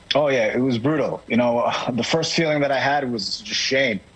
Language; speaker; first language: English; native; English